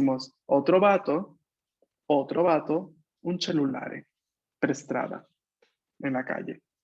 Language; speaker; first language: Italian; non-native, fluent; Spanish